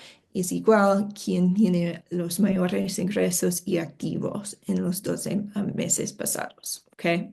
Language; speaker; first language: Spanish; non-native, fluent; English